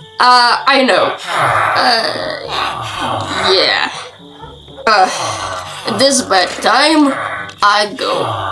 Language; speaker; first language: English; non-native, learner; Ukrainian